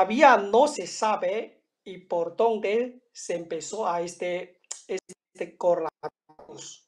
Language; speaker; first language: Spanish; non-native, fluent; Chinese